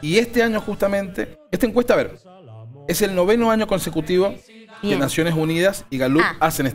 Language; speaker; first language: Spanish; native; Spanish